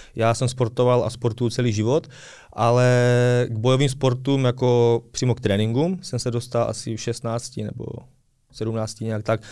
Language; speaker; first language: Czech; early bilingual, other home language; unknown